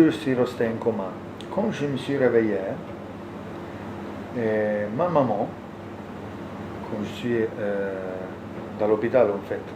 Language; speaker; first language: French; non-native, learner; Italian